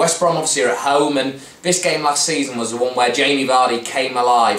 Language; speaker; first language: English; native; English